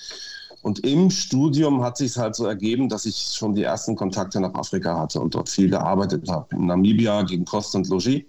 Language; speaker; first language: German; native; German